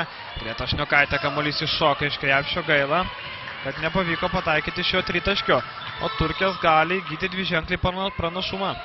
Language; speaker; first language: Lithuanian; native; Lithuanian